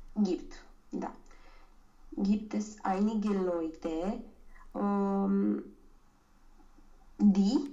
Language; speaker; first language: German; non-native, learner; Romanian